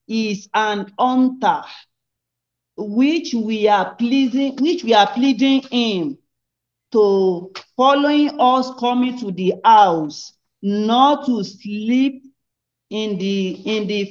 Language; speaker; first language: English; non-native, local second language; Yoruba